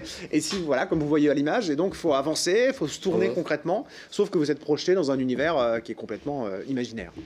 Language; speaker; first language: French; native; French